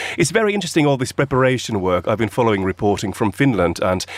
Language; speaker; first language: English; non-native, fluent; Finnish